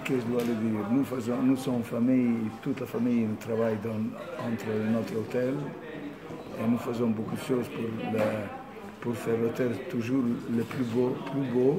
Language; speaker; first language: French; non-native, learner; Italian